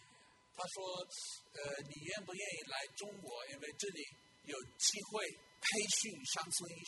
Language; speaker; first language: Chinese; non-native, fluent; English